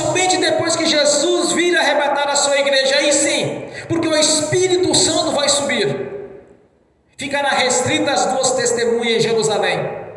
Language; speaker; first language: Portuguese; native; Portuguese